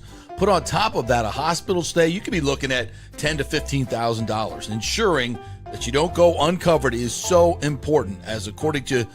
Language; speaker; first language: English; native; English